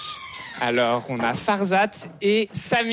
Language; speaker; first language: French; native; French